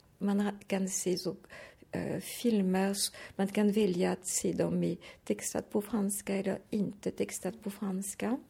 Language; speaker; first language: Swedish; non-native, fluent; French